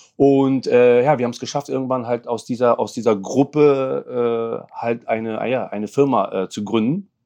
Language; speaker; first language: German; early bilingual, other home language; Arabic